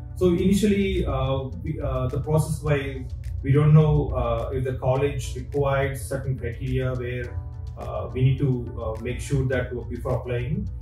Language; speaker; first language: English; non-native, local second language; Telugu